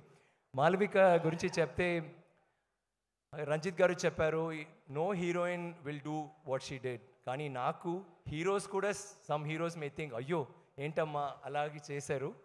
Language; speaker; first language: Telugu; non-native, learner; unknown